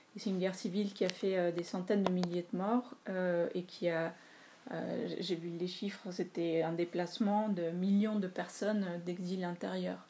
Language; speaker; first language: French; non-native, fluent; Spanish